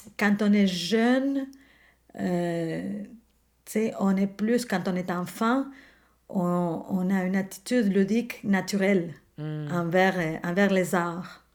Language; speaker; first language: French; non-native, fluent; Spanish